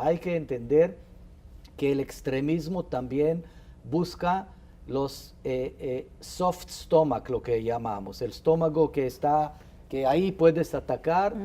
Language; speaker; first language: Spanish; non-native, fluent; Hebrew